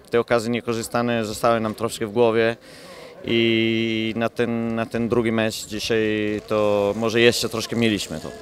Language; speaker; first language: Polish; non-native, learner; Italian